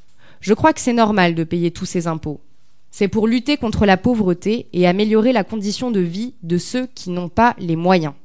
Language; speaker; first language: French; native; French